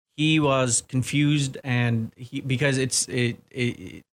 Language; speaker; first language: English; non-native, fluent; Persian